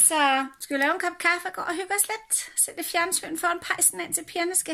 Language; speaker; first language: Danish; native; Danish